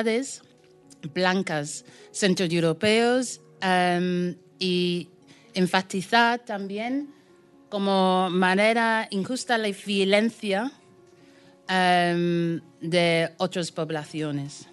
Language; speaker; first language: Spanish; non-native, fluent; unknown